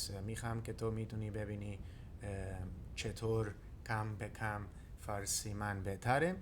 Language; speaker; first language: Persian; non-native, learner; Dutch